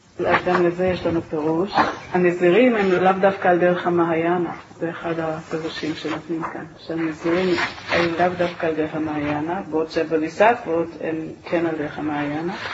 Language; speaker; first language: Hebrew; native; Hebrew